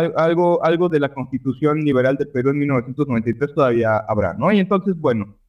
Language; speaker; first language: Spanish; native; Spanish